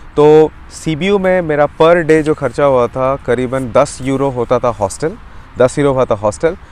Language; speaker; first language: Hindi; native; Hindi